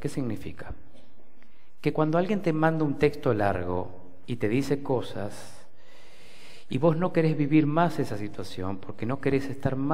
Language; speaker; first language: Spanish; native; Spanish